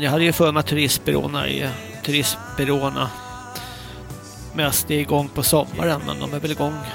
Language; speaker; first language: Swedish; native; Swedish